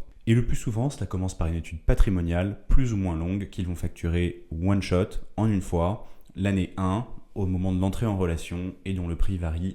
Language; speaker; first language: French; native; French